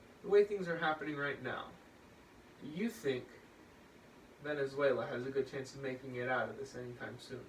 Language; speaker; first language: English; native; English